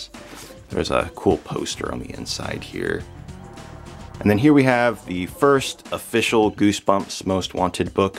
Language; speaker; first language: English; native; English